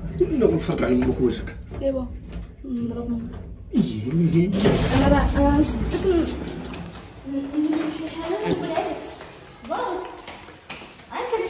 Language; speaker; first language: Arabic; native; Arabic